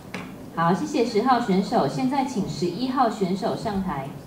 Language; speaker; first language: Chinese; native; Chinese